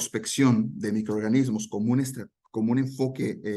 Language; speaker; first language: Spanish; native; Spanish